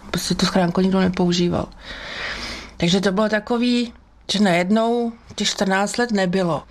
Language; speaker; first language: Czech; native; Czech